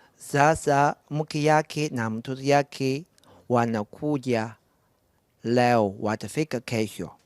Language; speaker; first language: Swahili; non-native, learner; Chinese